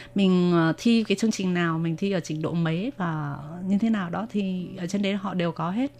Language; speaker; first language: Vietnamese; native; Vietnamese